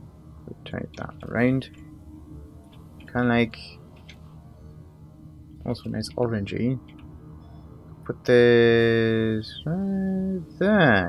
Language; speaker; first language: English; non-native, fluent; German